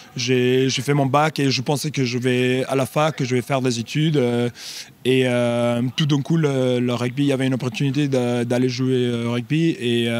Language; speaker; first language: French; non-native, fluent; English